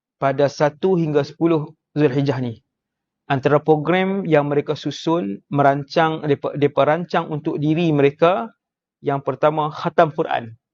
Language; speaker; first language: Malay; native; Malay